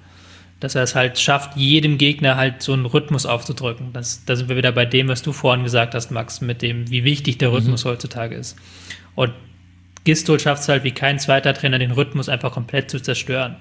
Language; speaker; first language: German; native; German